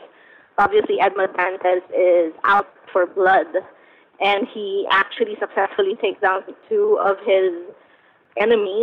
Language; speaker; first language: English; non-native, local second language; Filipino